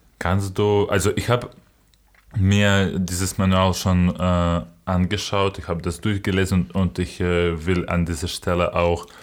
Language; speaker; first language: German; non-native, fluent; Ukrainian